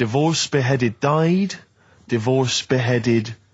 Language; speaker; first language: English; native; English